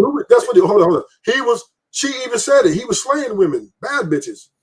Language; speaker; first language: English; native; English